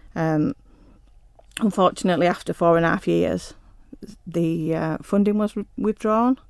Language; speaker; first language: English; native; English